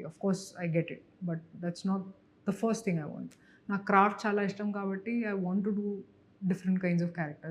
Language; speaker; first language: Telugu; non-native, fluent; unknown